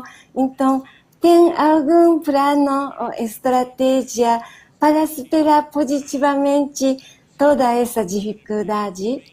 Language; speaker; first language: Portuguese; non-native, learner; Japanese